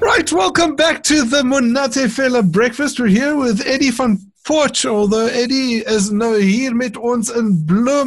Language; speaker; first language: English; non-native, local second language; Afrikaans